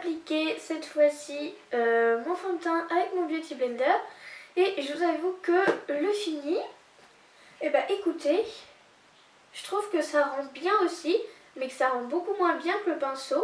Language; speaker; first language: French; native; French